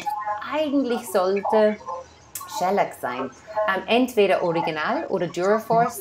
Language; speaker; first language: German; non-native, fluent; English